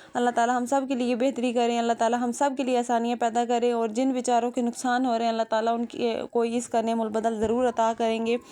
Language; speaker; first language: Urdu; non-native, local second language; Punjabi